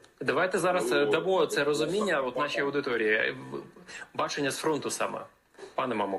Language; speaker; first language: Ukrainian; native; Ukrainian